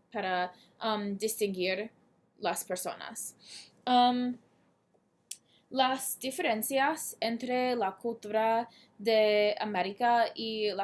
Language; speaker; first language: Spanish; non-native, learner; English